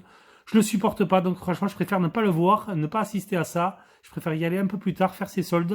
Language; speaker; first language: French; native; French